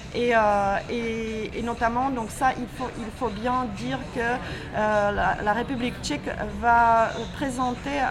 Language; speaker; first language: French; non-native, fluent; Czech